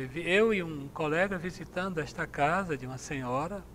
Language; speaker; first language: Portuguese; native; Portuguese